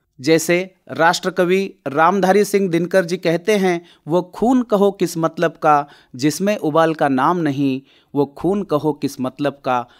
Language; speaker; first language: Hindi; non-native, local second language; Marathi